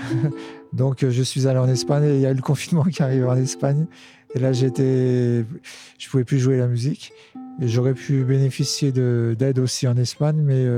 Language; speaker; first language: French; native; French